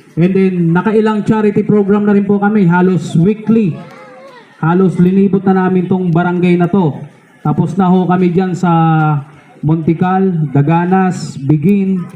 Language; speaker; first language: Filipino; non-native, local second language; Bikol